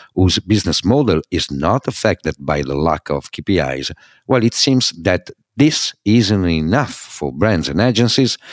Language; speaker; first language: English; non-native, fluent; Italian